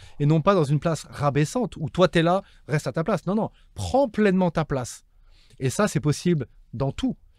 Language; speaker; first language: French; native; French